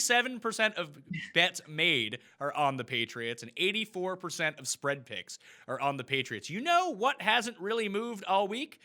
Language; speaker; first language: English; native; English